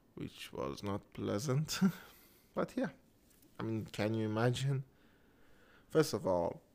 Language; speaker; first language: English; non-native, fluent; Persian